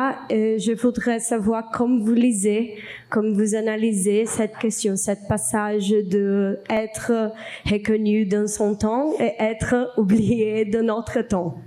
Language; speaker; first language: French; non-native, fluent; Portuguese